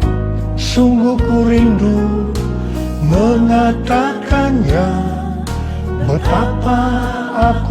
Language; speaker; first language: Indonesian; native; Indonesian